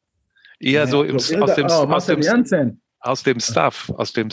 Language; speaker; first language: German; native; German